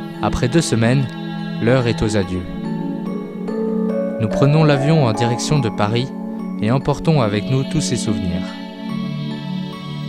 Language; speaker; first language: French; native; French